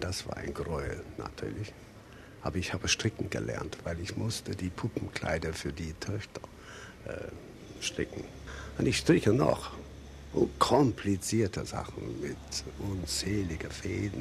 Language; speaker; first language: German; non-native, fluent; English